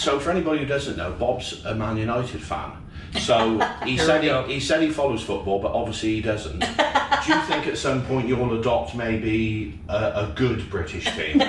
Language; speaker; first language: English; native; English